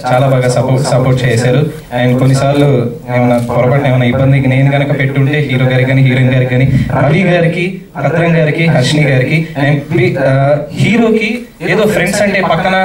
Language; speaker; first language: Telugu; native; Telugu